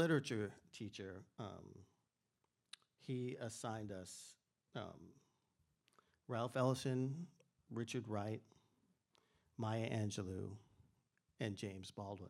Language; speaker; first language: English; native; English